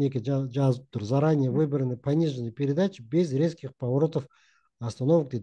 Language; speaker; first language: Russian; non-native, local second language; Kazakh